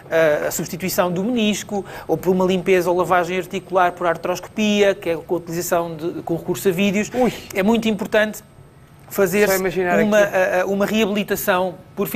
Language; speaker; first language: Portuguese; native; Portuguese